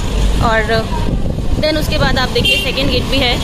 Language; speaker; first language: Hindi; native; Hindi